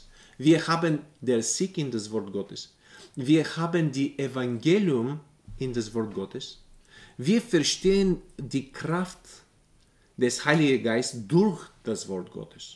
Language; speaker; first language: German; non-native, learner; Bulgarian